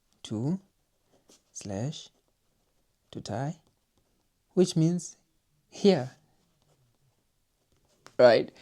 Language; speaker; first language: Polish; non-native, learner; English